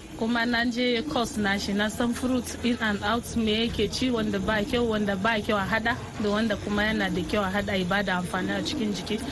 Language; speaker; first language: Hausa; non-native, local second language; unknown